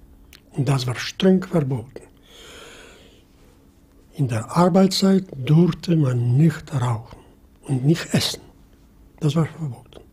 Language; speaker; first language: German; non-native, fluent; Polish